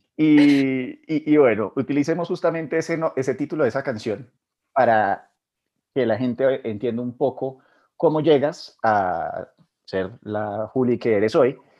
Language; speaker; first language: Spanish; native; Spanish